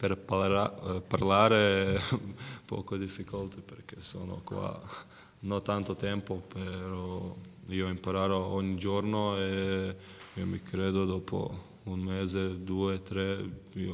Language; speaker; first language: Italian; non-native, learner; Croatian